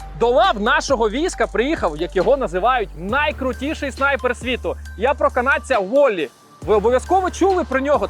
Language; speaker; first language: Ukrainian; native; Ukrainian